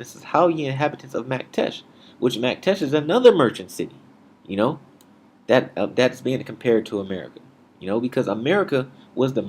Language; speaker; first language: English; native; English